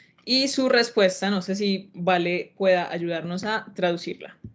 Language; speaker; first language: Spanish; native; Spanish